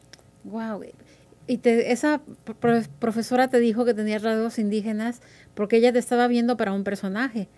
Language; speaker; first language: Spanish; native; Spanish